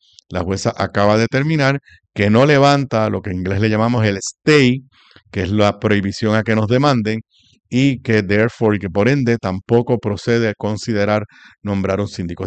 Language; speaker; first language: Spanish; native; Spanish